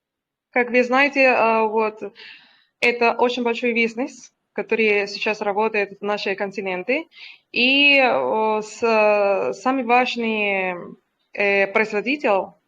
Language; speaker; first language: Russian; non-native, learner; Spanish